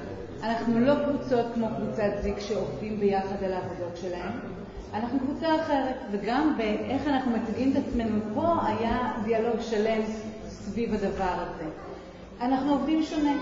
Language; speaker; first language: Hebrew; native; Hebrew